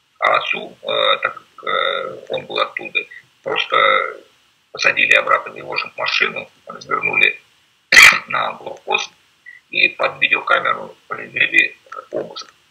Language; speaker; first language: Russian; native; Russian